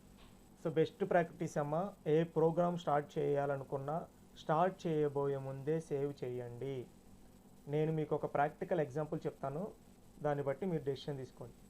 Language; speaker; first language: Telugu; native; Telugu